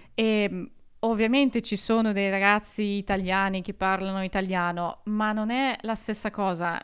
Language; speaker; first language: Italian; non-native, fluent; Russian